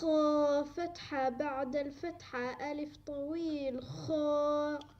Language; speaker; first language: Arabic; non-native, learner; Somali